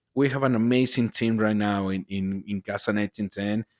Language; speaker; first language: English; non-native, learner; Spanish